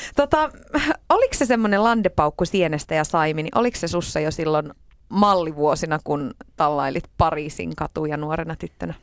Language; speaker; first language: Finnish; native; Finnish